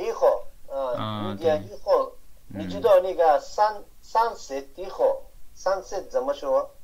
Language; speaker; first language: Chinese; non-native, learner; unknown